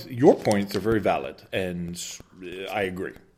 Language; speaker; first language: English; native; English